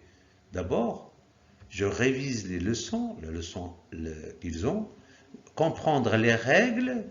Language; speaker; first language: French; non-native, local second language; Arabic